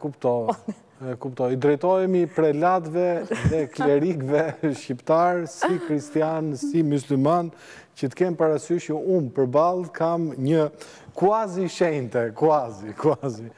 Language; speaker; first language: Albanian; native; Albanian